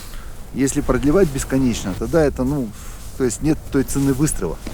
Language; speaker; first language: Russian; native; Russian